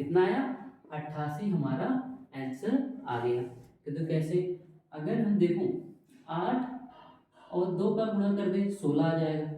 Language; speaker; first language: Hindi; native; Hindi